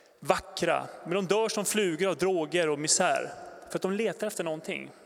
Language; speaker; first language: Swedish; native; Swedish